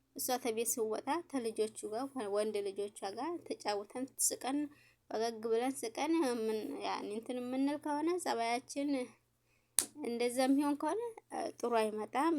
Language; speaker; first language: Amharic; native; Amharic